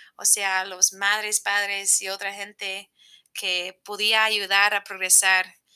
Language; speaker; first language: Spanish; non-native, fluent; English